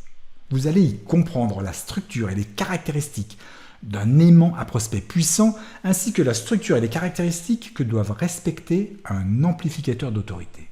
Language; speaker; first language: French; native; French